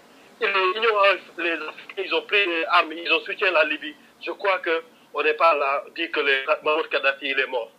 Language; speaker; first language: French; non-native, local second language; Wolof